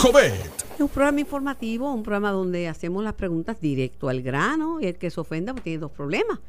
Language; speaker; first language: Spanish; native; Spanish